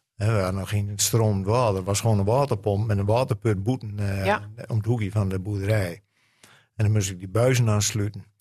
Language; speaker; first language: Dutch; non-native, local second language; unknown